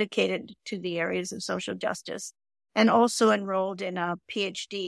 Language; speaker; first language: English; native; English